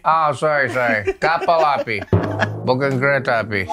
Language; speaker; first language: Indonesian; non-native, learner; English